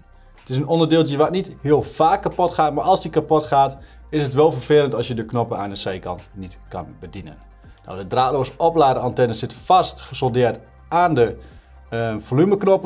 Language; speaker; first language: Dutch; native; Dutch